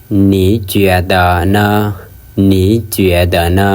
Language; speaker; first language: Chinese; non-native, fluent; Lao